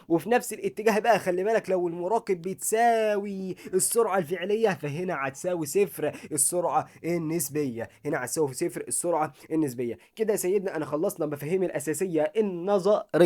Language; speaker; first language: Arabic; native; Arabic